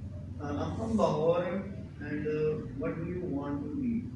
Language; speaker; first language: English; non-native, learner; Urdu